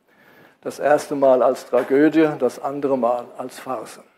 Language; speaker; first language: German; native; German